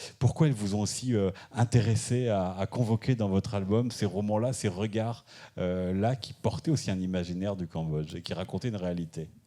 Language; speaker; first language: French; native; French